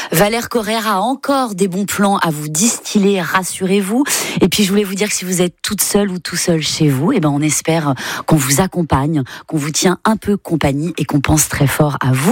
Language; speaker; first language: French; native; French